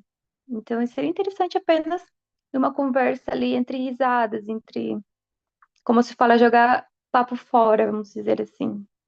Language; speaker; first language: Portuguese; non-native, fluent; Spanish